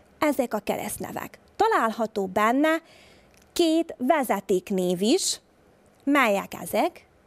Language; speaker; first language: Hungarian; native; Hungarian